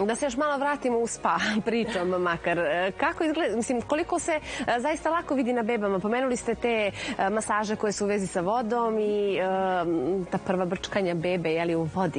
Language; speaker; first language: Serbian; native; Serbian